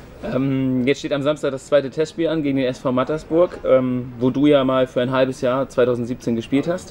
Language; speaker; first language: German; native; German